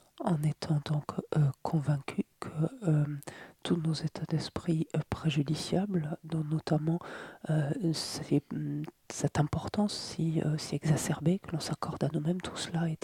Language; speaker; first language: French; native; French